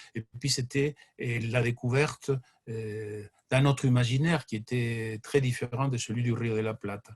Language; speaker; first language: French; non-native, fluent; Spanish